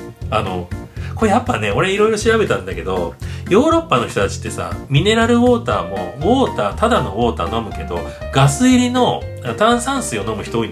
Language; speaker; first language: Japanese; native; Japanese